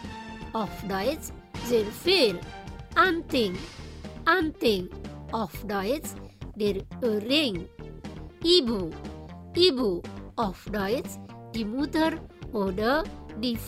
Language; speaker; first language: German; non-native, learner; Indonesian